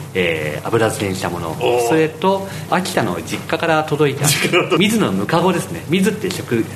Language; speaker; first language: Japanese; native; Japanese